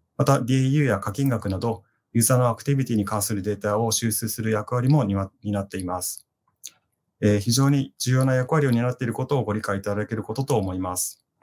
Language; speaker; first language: Japanese; native; Japanese